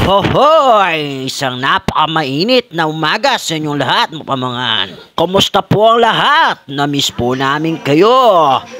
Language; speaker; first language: Filipino; non-native, local second language; Pampanga